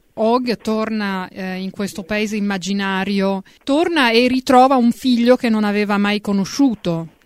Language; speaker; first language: Italian; native; Italian